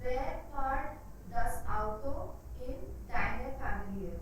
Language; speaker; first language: German; non-native, learner; Hindi